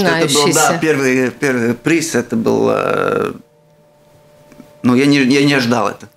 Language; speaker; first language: Russian; non-native, local second language; Latvian